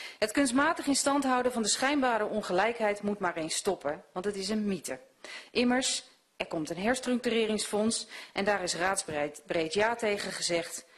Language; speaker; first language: Dutch; native; Dutch